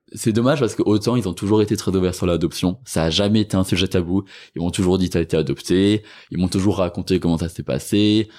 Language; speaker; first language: French; native; French